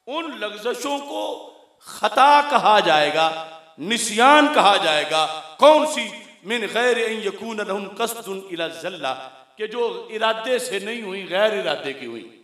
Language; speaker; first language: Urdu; non-native, local second language; Punjabi